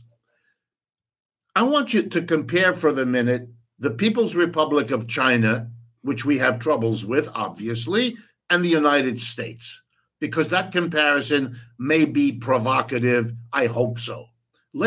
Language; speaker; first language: English; early bilingual, other home language; French